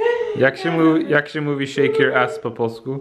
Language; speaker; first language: Polish; non-native, learner; English